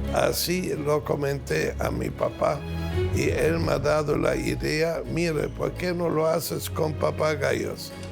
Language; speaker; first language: Spanish; non-native, fluent; German